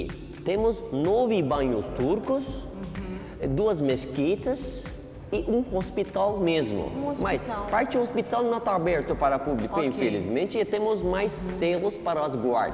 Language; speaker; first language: Portuguese; non-native, learner; Turkish